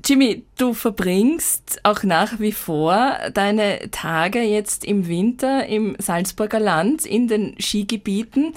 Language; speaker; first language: German; native; German